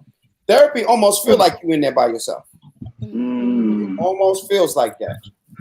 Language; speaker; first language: English; native; English